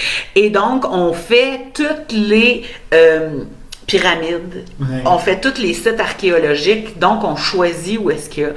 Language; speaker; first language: French; native; French